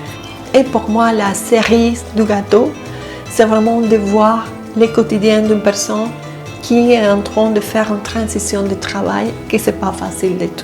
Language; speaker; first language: French; non-native, fluent; Spanish